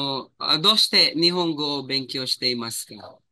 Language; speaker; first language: Japanese; non-native, fluent; Filipino